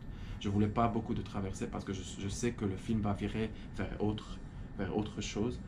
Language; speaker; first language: French; non-native, fluent; Arabic